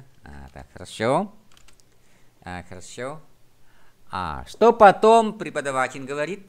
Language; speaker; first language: Russian; non-native, fluent; Vietnamese